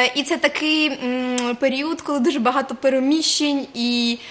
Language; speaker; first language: Ukrainian; native; Ukrainian